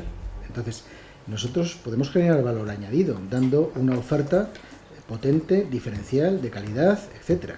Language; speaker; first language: Spanish; native; Spanish